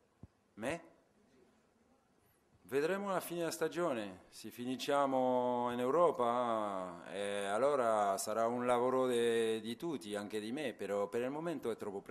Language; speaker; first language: Italian; non-native, fluent; French